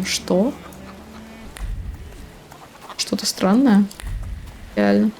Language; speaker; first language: Russian; native; Russian